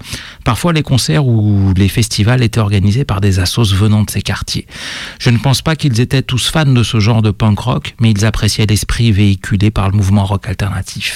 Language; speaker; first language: French; native; French